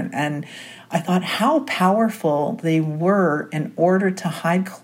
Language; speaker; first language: English; native; English